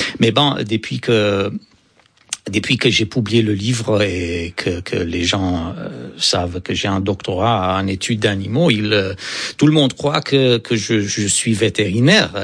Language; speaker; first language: French; non-native, fluent; Romanian